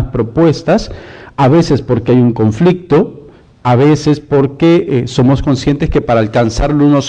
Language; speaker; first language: Spanish; native; Spanish